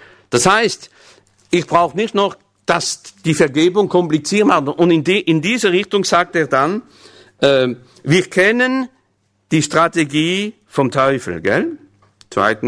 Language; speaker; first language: German; non-native, fluent; French